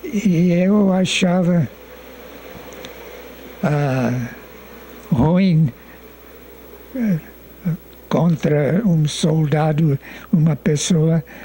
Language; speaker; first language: Portuguese; non-native, fluent; English